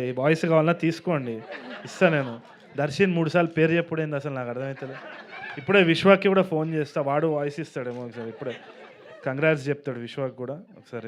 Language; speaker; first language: Telugu; native; Telugu